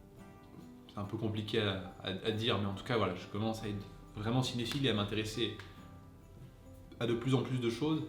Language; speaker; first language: French; native; French